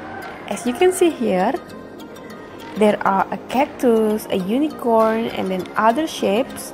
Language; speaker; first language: English; non-native, fluent; Indonesian